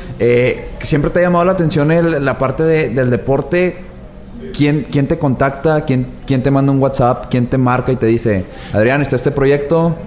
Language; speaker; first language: Spanish; native; Spanish